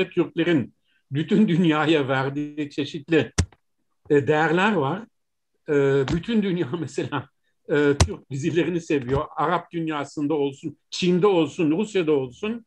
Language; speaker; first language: Turkish; non-native, fluent; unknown